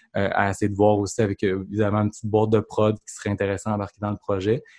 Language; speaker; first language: French; native; French